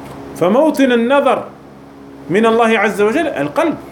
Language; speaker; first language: Arabic; non-native, fluent; French